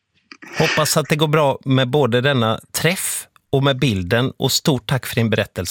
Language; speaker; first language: Swedish; native; Swedish